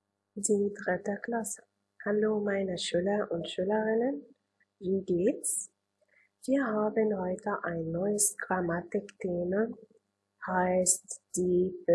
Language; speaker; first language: German; non-native, learner; Arabic